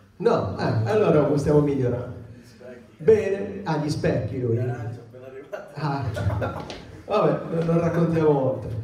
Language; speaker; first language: Italian; native; Italian